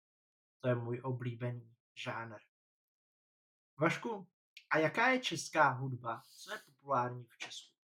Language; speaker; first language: Czech; non-native, fluent; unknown